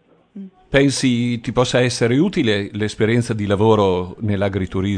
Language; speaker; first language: Italian; native; Italian